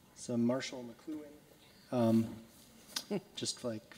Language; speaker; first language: English; native; English